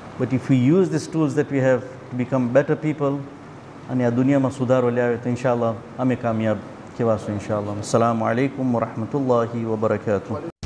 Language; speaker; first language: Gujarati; early bilingual, heritage; Gujarati